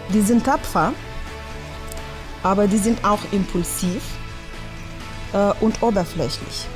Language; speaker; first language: German; non-native, fluent; Lithuanian